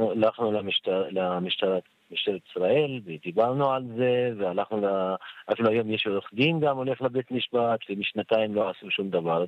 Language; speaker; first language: Hebrew; non-native, fluent; Arabic